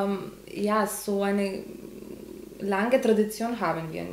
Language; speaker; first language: German; non-native, learner; Macedonian